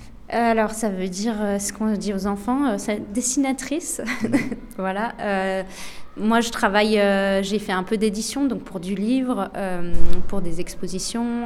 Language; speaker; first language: French; native; French